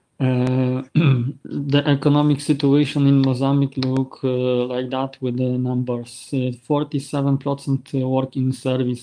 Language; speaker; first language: English; non-native, learner; Polish